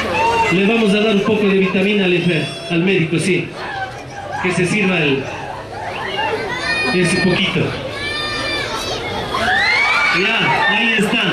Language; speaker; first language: Spanish; native; Spanish